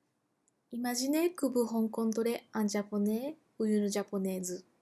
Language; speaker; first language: French; non-native, fluent; Japanese